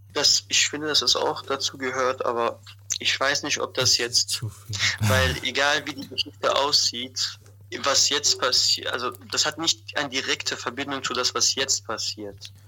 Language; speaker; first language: German; non-native, fluent; Arabic